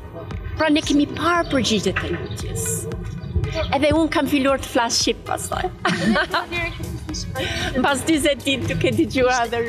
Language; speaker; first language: Albanian; non-native, learner; English